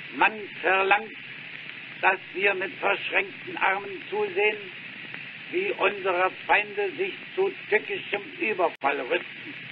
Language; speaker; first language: German; native; German